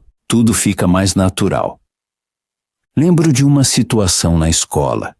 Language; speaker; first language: Portuguese; non-native, fluent; Polish